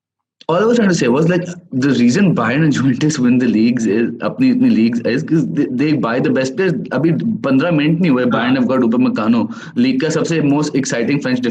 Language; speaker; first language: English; non-native, local second language; Urdu